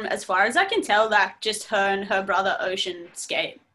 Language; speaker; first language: English; native; English